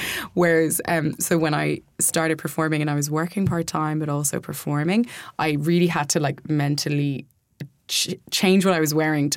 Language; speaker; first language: English; native; English